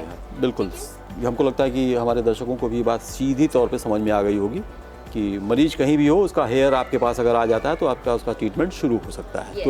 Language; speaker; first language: Hindi; native; Hindi